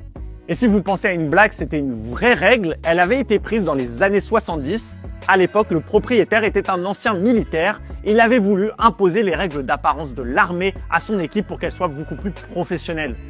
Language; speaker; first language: French; native; French